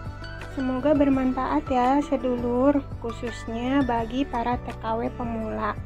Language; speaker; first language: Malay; non-native, local second language; Javanese